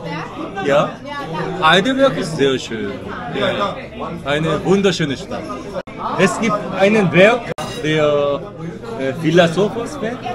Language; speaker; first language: German; non-native, learner; Korean